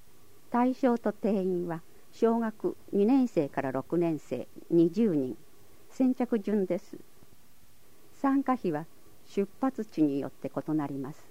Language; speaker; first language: Japanese; native; Japanese